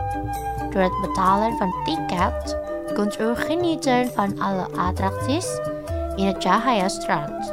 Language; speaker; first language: Dutch; non-native, fluent; Indonesian